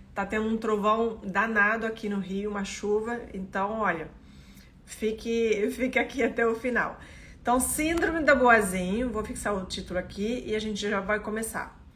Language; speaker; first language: Portuguese; non-native, fluent; French